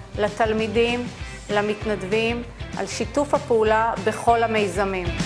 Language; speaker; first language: Hebrew; native; Hebrew